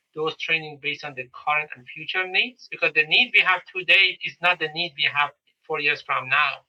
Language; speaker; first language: English; non-native, fluent; Persian